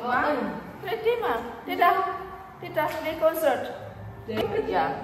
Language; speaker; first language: Swedish; non-native, learner; Filipino